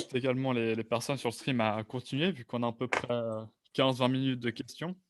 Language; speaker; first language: French; native; French